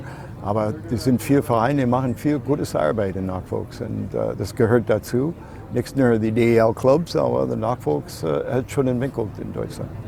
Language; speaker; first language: German; non-native, fluent; English